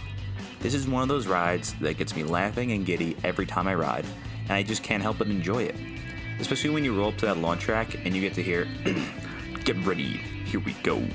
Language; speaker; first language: English; native; English